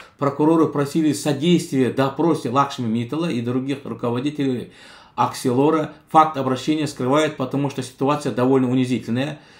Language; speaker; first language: Russian; non-native, local second language; Kazakh